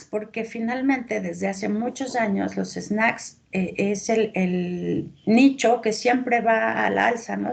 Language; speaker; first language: Spanish; native; Spanish